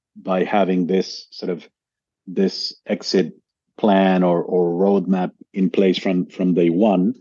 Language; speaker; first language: English; non-native, fluent; Spanish